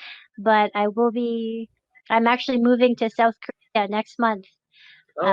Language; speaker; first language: English; non-native, local second language; French